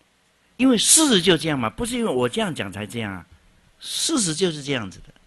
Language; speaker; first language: Chinese; native; Chinese